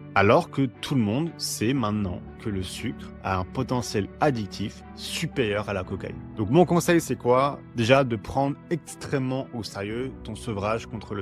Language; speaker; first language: French; native; French